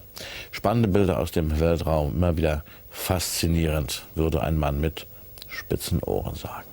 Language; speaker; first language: German; native; German